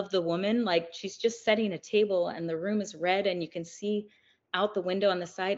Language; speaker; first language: English; native; English